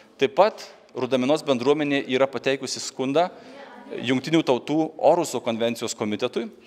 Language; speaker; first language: Lithuanian; native; Lithuanian